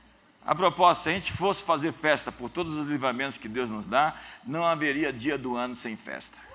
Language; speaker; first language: Portuguese; native; Portuguese